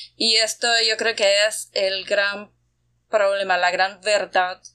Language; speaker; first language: Spanish; non-native, fluent; German